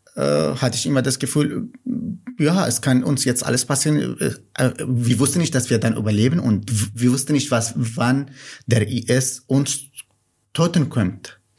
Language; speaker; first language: German; non-native, fluent; Kurdish